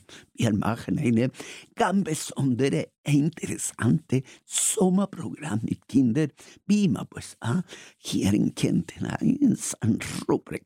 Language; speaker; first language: German; non-native, fluent; Spanish